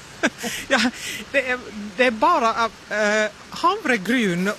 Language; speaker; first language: Swedish; non-native, learner; Finnish